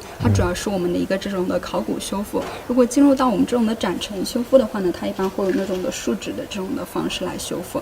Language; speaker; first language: Chinese; native; Chinese